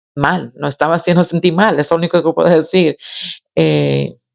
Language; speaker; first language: Spanish; early bilingual, other home language; English